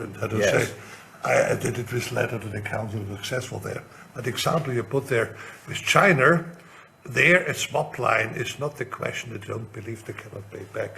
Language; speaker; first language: English; non-native, fluent; German